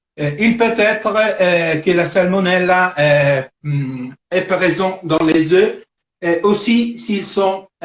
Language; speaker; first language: French; non-native, fluent; Italian